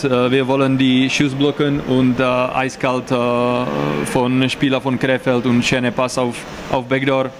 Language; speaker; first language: German; non-native, learner; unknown